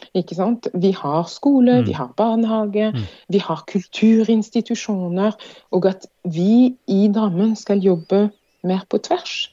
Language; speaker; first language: Norwegian; non-native, fluent; French